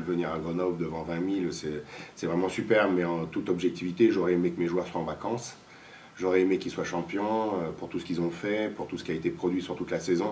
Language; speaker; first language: French; native; French